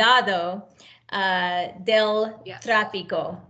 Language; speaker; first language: Spanish; non-native, learner; English